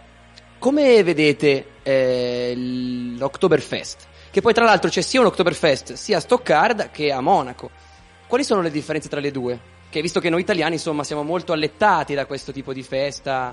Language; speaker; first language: Italian; native; Italian